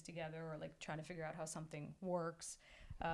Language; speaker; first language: English; non-native, fluent; Russian